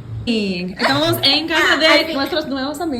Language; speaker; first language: Spanish; non-native, learner; English